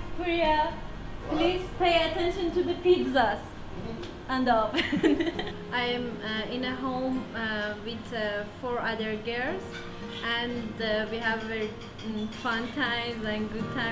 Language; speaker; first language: English; non-native, learner; Persian